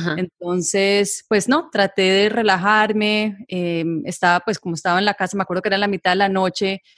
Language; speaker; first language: Spanish; native; Spanish